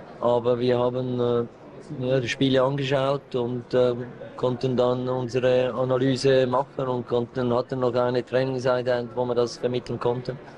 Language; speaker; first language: German; native; German